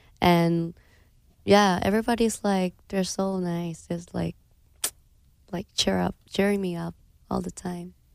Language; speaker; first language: English; non-native, fluent; Thai